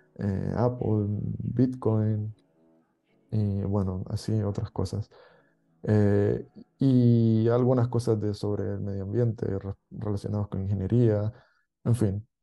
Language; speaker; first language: Spanish; native; Spanish